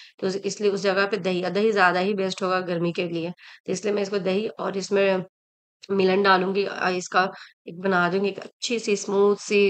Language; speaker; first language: Hindi; native; Hindi